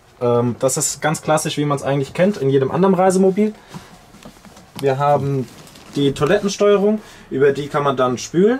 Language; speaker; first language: German; native; German